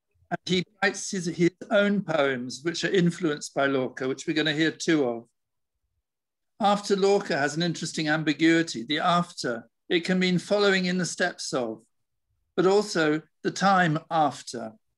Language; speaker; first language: English; native; English